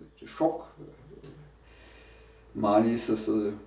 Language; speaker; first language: Korean; non-native, learner; German